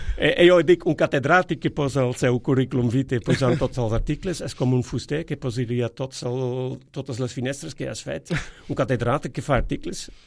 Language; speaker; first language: Catalan; non-native, fluent; Dutch